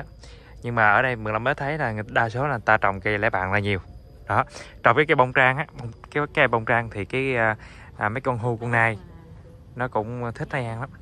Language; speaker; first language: Vietnamese; native; Vietnamese